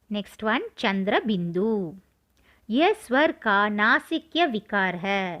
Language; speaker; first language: Hindi; non-native, local second language; Tamil